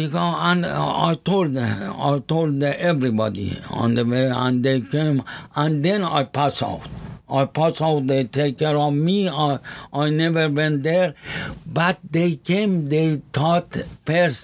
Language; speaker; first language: English; non-native, learner; Persian